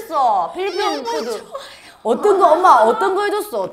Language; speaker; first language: Korean; native; Korean